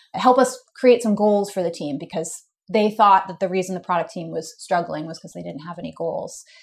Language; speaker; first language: English; native; English